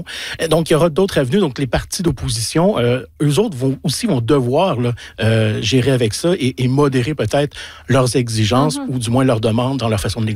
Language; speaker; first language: French; native; French